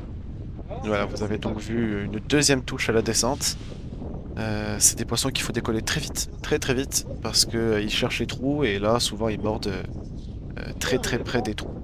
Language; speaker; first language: French; native; French